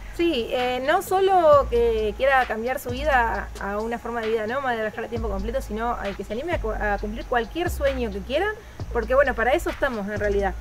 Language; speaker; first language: Spanish; native; Spanish